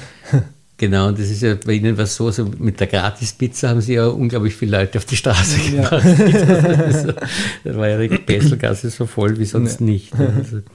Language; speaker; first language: German; native; German